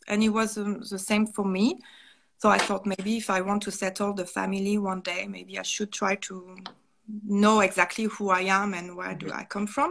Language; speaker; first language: English; non-native, fluent; French